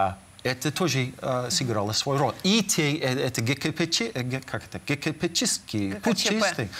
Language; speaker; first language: Russian; non-native, fluent; English